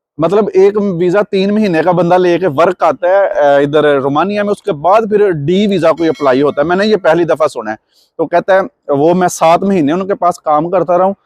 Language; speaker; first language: Urdu; non-native, local second language; Punjabi